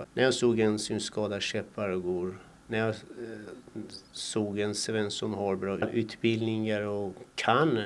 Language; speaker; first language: Swedish; non-native, fluent; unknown